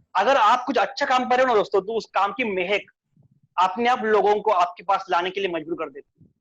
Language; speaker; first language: Hindi; non-native, local second language; Marathi